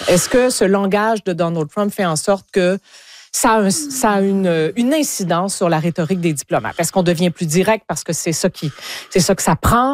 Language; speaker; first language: French; native; French